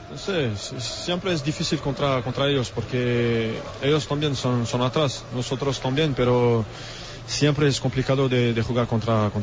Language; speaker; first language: Spanish; non-native, learner; French